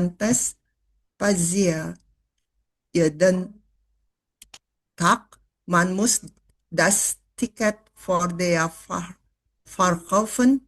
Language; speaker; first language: German; non-native, learner; Indonesian